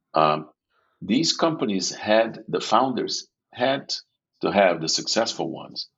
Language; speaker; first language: English; non-native, fluent; Portuguese